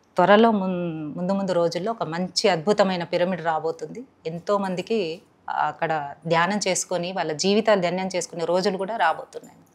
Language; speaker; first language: Telugu; non-native, local second language; Hindi